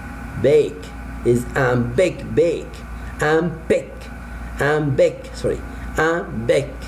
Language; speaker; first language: French; non-native, fluent; Arabic